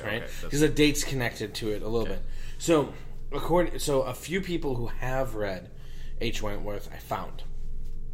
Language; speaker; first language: English; native; English